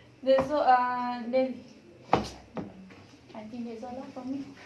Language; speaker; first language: English; non-native, learner; Malay